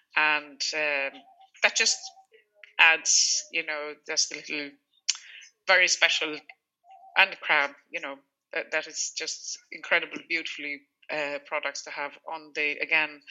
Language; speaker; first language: English; non-native, fluent; Swedish